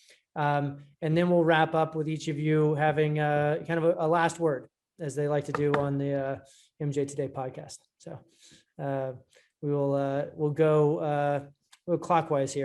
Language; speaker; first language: English; native; English